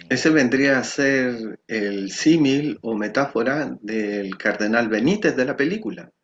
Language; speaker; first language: Spanish; native; Spanish